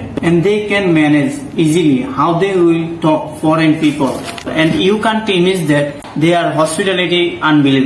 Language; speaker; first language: English; non-native, learner; Bangla